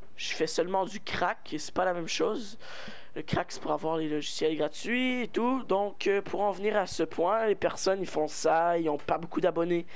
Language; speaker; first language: French; native; French